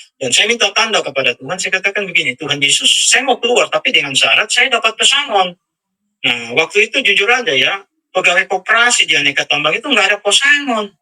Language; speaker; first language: Indonesian; native; Indonesian